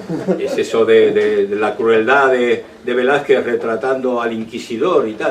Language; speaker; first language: Spanish; native; Spanish